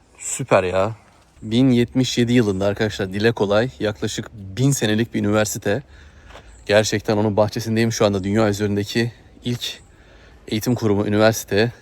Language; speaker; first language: Turkish; native; Turkish